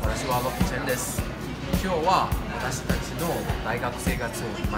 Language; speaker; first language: Japanese; non-native, learner; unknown